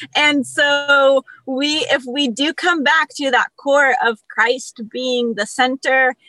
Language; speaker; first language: English; early bilingual, other home language; Spanish